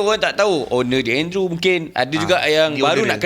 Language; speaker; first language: Malay; native; Malay